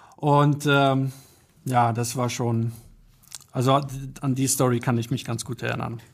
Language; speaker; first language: German; early bilingual, other home language; Polish